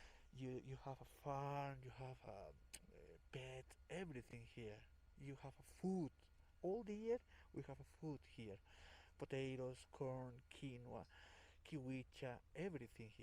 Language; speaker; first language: English; non-native, learner; Spanish